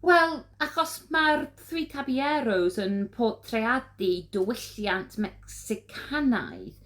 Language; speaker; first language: Welsh; non-native, learner; English